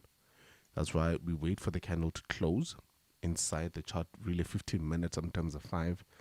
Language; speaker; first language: English; native; English